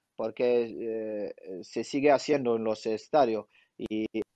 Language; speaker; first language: Spanish; non-native, fluent; French